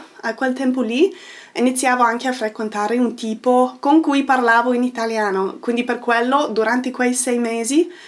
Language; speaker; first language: Italian; non-native, fluent; English